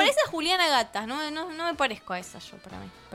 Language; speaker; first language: Spanish; native; Spanish